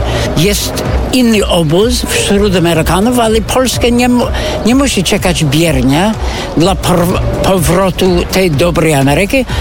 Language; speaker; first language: Polish; non-native, fluent; English